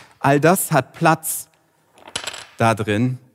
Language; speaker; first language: German; native; German